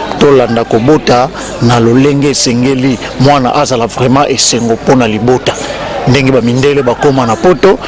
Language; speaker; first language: Lingala; non-native, local second language; Kongo